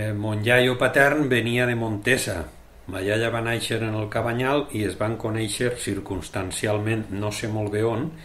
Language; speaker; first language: Catalan; native; Catalan